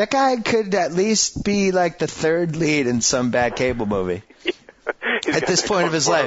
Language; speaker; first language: English; native; English